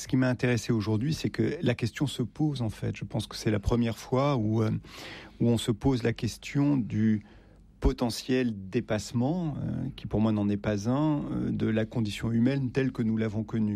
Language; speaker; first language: French; native; French